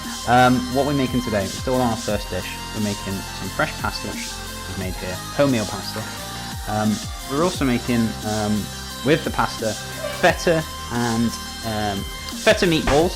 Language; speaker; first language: English; native; English